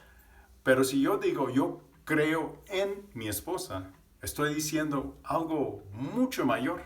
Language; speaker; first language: Spanish; non-native, fluent; English